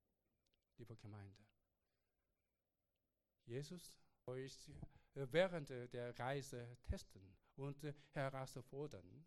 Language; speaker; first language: German; non-native, learner; Korean